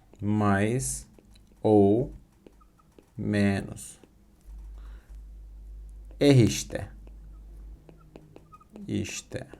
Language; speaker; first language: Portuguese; non-native, fluent; Turkish